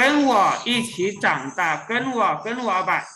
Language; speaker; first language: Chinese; non-native, local second language; Indonesian